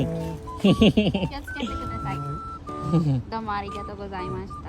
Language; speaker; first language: Japanese; non-native, learner; Filipino